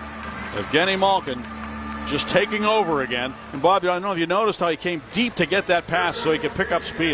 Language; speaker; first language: English; native; English